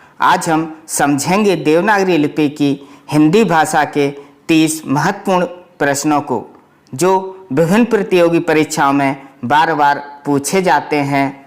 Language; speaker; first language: Hindi; native; Hindi